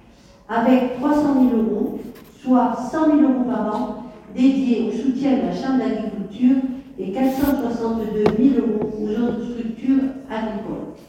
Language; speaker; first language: French; native; French